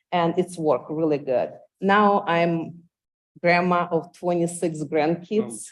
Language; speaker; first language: English; non-native, fluent; Ukrainian